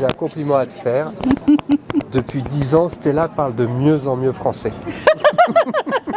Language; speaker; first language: French; native; French